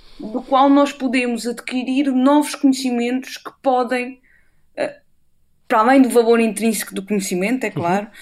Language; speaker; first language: Portuguese; native; Portuguese